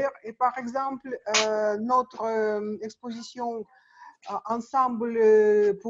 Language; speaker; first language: French; non-native, learner; Russian